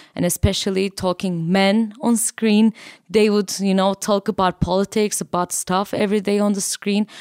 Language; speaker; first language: English; non-native, fluent; Turkish